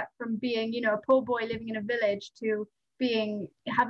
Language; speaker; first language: English; non-native, local second language; Nepali